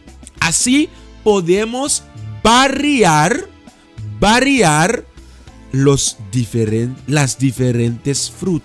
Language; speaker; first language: Spanish; non-native, fluent; Dutch